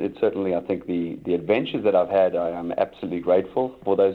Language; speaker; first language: English; native; English